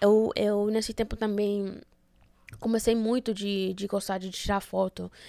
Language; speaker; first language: Portuguese; early bilingual, heritage; Portuguese